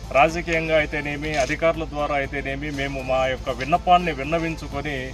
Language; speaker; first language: Telugu; non-native, local second language; Lambadi